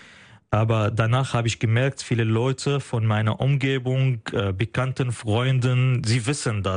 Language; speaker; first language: German; non-native, fluent; Arabic